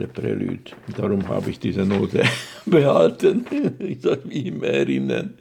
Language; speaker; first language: German; non-native, fluent; Hungarian